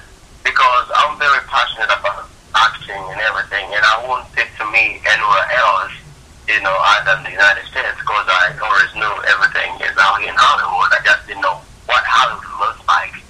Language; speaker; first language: English; non-native, local second language; Ganda